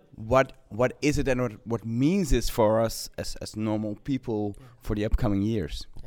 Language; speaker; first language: English; non-native, fluent; Dutch